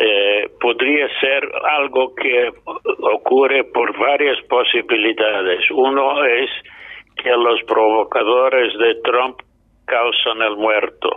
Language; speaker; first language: Spanish; non-native, fluent; English